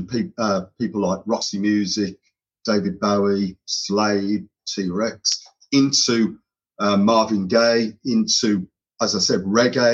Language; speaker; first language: English; native; English